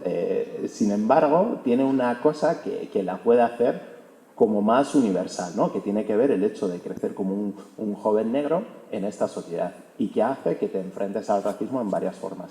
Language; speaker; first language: Spanish; early bilingual, other home language; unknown